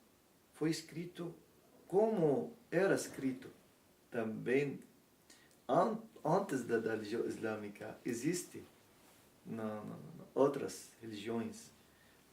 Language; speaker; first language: Portuguese; non-native, learner; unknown